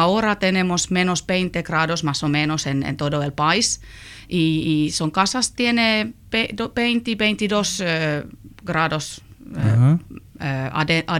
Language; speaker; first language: Spanish; non-native, learner; Finnish